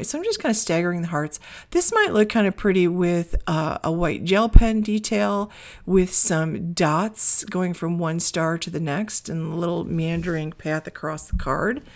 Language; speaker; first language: English; native; English